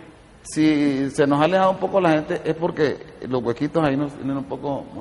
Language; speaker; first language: Spanish; native; Spanish